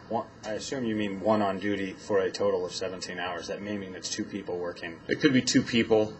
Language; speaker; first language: English; non-native, fluent; Polish